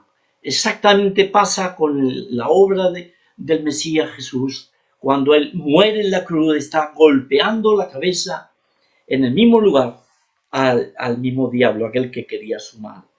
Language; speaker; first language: Spanish; native; Spanish